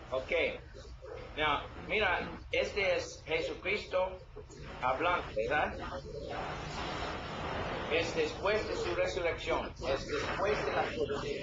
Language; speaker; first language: Spanish; non-native, learner; English